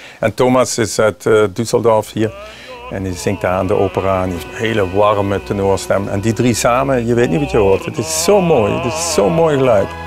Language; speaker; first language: Dutch; native; Dutch